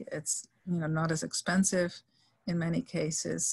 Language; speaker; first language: English; non-native, fluent; Dutch